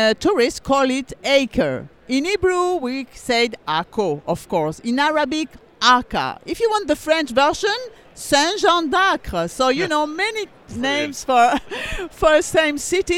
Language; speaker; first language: English; non-native, fluent; French